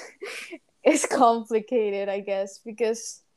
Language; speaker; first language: English; non-native, fluent; Spanish